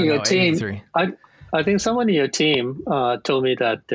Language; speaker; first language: English; non-native, local second language; Cantonese